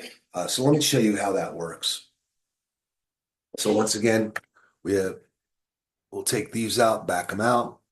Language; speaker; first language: English; native; English